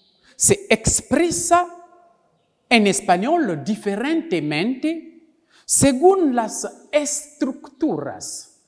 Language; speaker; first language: Spanish; non-native, local second language; French